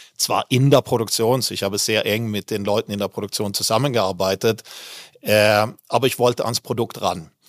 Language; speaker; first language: German; non-native, fluent; Swedish